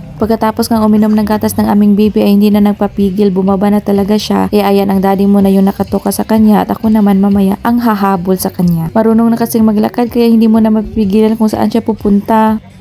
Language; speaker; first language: Filipino; native; Filipino